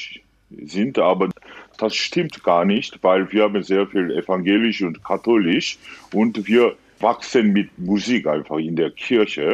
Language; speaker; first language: German; non-native, fluent; Korean